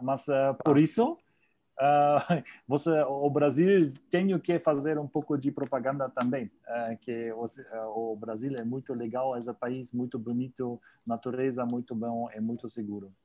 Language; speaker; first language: Portuguese; non-native, learner; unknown